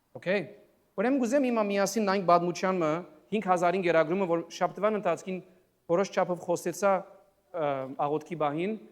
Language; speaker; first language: Armenian; early bilingual, heritage; Armenian